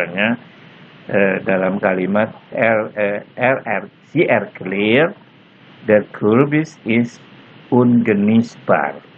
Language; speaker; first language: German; non-native, fluent; Indonesian